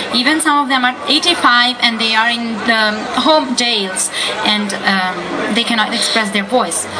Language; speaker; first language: English; non-native, fluent; Italian